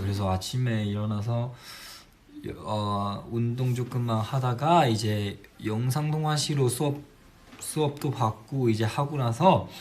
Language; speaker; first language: Korean; non-native, fluent; Chinese